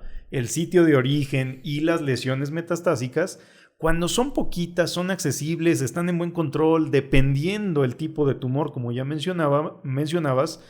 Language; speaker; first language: Spanish; native; Spanish